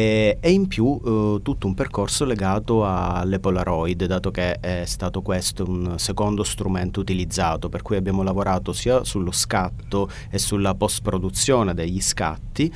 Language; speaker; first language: Italian; native; Italian